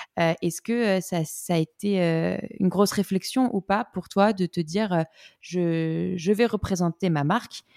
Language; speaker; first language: French; native; French